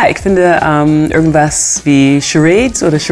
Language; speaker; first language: German; non-native, fluent; English